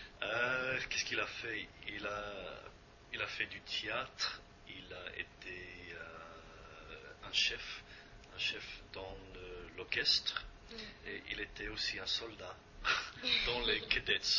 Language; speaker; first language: French; non-native, fluent; English